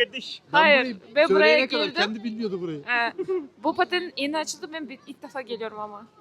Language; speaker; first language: Turkish; non-native, learner; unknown